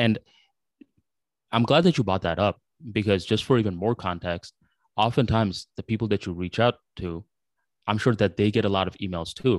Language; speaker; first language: English; early bilingual, other home language; Bangla